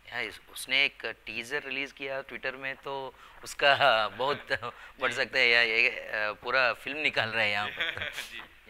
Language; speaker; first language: Hindi; non-native, local second language; Telugu